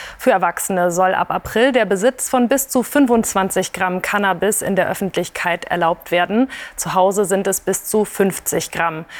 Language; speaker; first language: German; native; German